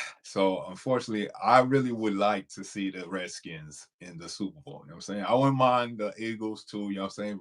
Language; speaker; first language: English; native; English